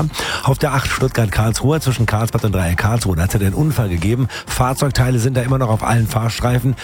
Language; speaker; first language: German; native; German